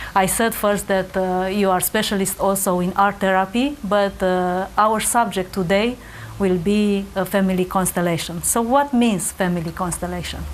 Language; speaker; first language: English; non-native, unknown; Romanian